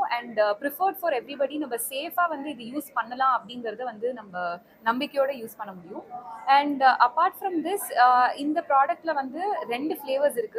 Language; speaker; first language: Tamil; native; Tamil